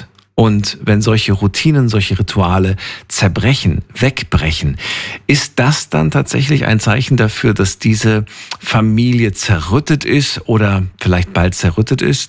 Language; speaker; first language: German; native; German